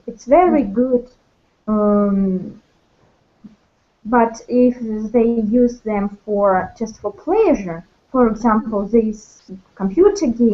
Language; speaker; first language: English; non-native, learner; Russian